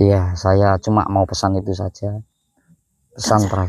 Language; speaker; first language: Indonesian; native; Indonesian